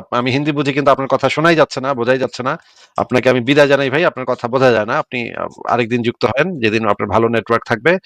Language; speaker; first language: Bangla; native; Bangla